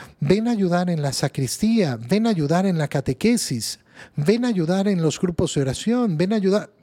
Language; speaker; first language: Spanish; native; Spanish